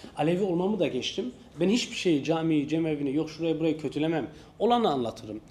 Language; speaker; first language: Turkish; native; Turkish